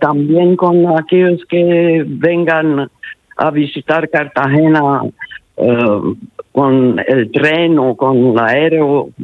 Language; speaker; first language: Spanish; non-native, learner; Italian